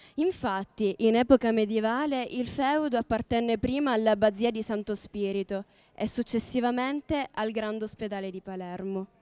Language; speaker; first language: Italian; native; Italian